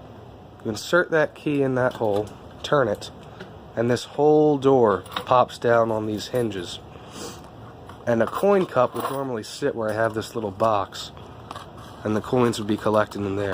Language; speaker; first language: English; native; English